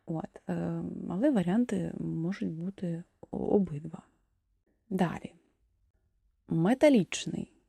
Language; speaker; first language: Ukrainian; non-native, local second language; Russian